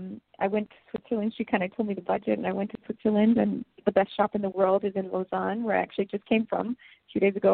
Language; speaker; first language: English; native; English